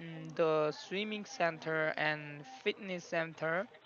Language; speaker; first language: English; non-native, learner; Korean